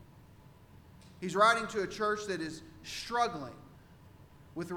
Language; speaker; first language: English; native; English